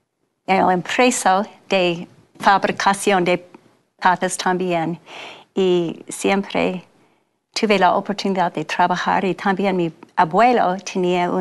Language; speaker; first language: Spanish; non-native, learner; English